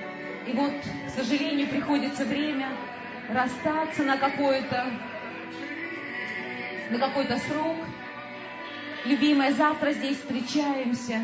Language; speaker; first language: Russian; native; Russian